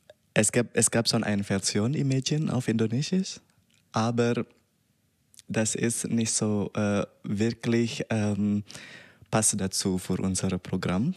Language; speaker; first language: German; non-native, learner; Indonesian